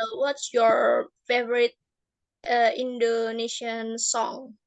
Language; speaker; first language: English; non-native, fluent; Indonesian